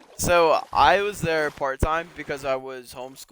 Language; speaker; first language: English; native; English